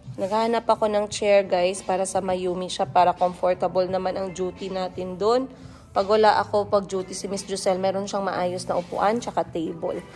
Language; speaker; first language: Filipino; non-native, local second language; Cebuano